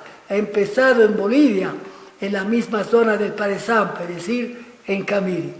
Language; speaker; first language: Spanish; non-native, fluent; Italian